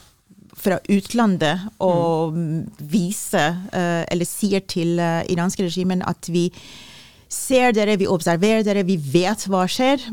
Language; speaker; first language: Norwegian; non-native, fluent; Persian